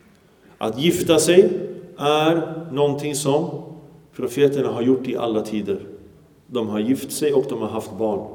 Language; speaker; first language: Swedish; early bilingual, other home language; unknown